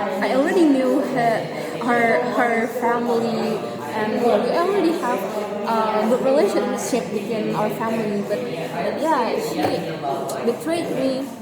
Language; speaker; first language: English; non-native, learner; Indonesian